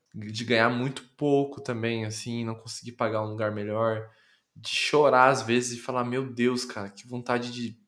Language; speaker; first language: Portuguese; native; Portuguese